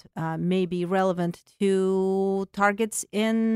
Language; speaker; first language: English; non-native, fluent; Russian